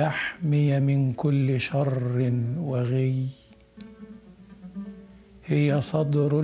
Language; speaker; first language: Arabic; native; Arabic